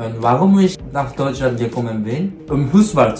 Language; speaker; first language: German; non-native, learner; Japanese